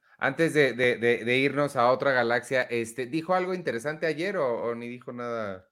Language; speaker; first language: Spanish; native; Spanish